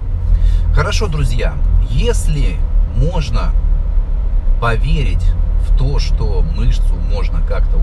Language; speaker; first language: Russian; native; Russian